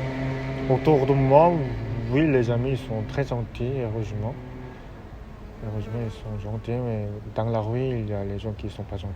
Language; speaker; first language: French; non-native, fluent; Korean